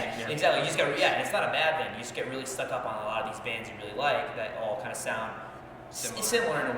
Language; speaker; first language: English; native; English